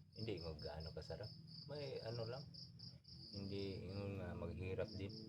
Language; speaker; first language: Filipino; non-native, local second language; Cebuano